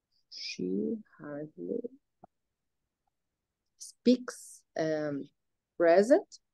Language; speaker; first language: English; non-native, learner; Portuguese